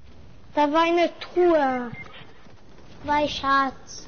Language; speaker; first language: German; non-native, learner; Portuguese